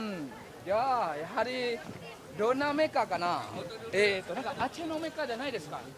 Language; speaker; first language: Japanese; non-native, learner; Indonesian